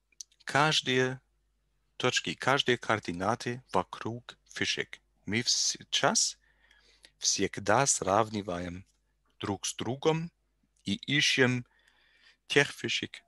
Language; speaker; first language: Russian; non-native, learner; German